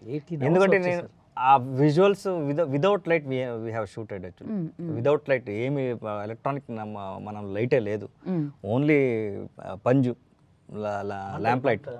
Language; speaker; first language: Telugu; non-native, learner; Kannada